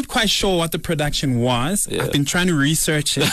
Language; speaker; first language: English; non-native, local second language; Zulu